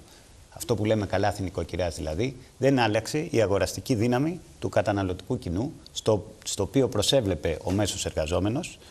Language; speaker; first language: Greek; native; Greek